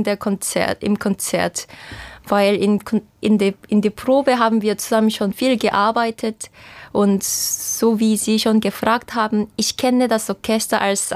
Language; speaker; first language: German; non-native, fluent; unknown